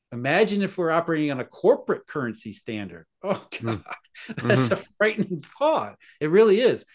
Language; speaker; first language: English; native; English